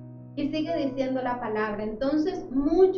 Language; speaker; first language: Spanish; native; Spanish